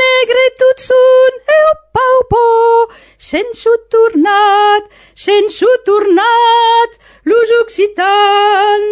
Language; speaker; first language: French; native; French